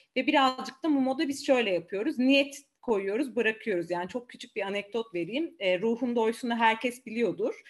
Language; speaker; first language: Turkish; native; Turkish